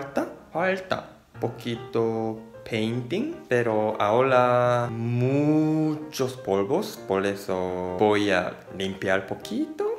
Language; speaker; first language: Spanish; non-native, learner; Japanese